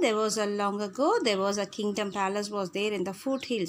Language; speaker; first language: English; non-native, local second language; Tamil